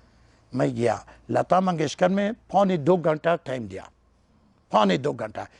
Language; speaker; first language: Hindi; non-native, learner; Persian